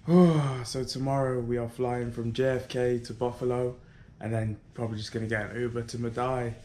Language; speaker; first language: English; native; English